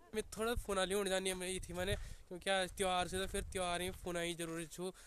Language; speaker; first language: Hindi; native; Hindi